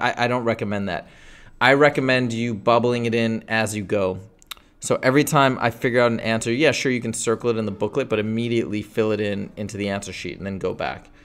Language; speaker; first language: English; native; English